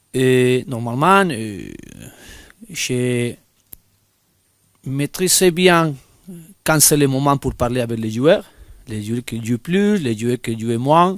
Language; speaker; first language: French; non-native, learner; Spanish